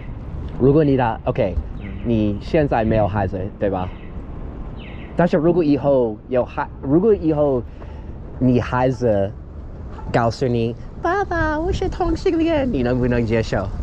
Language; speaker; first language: Chinese; non-native, fluent; English